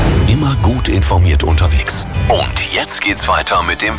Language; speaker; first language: German; native; German